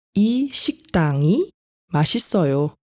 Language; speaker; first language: Korean; non-native, fluent; French